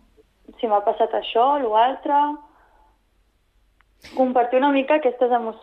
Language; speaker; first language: Catalan; non-native, local second language; Spanish